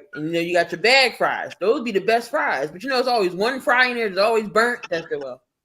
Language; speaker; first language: English; native; English